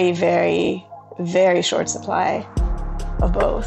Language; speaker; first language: English; non-native, fluent; Hungarian